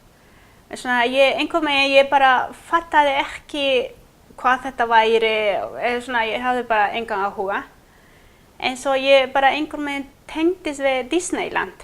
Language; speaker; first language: Icelandic; non-native, fluent; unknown